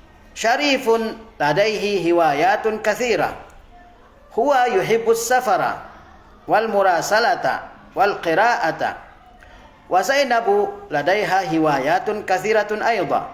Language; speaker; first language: Arabic; non-native, fluent; Indonesian